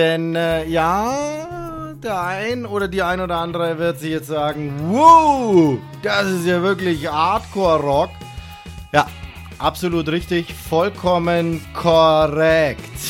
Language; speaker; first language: German; native; German